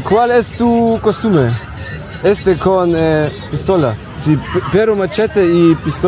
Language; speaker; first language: Spanish; non-native, learner; German